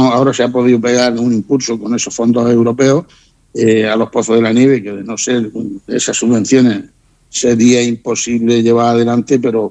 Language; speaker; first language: Spanish; native; Spanish